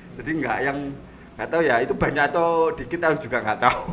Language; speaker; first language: Indonesian; non-native, local second language; Javanese